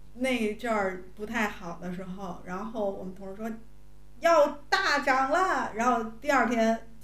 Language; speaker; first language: Chinese; native; Chinese